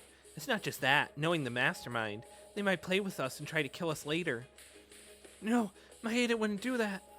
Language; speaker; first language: English; native; English